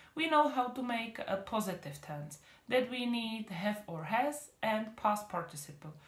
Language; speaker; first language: English; non-native, fluent; Czech